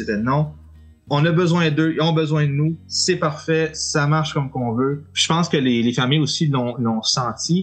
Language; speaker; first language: French; native; French